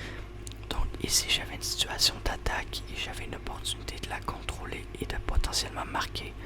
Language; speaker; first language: French; native; French